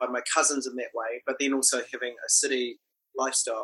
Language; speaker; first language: English; non-native, local second language; Māori